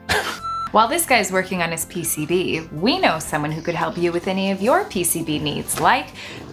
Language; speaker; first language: English; native; English